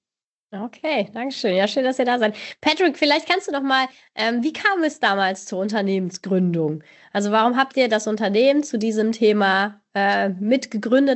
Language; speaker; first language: German; native; German